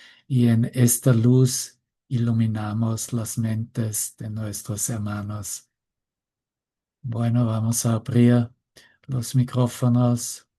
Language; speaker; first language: Spanish; non-native, fluent; German